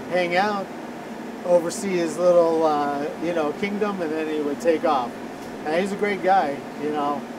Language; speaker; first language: English; native; English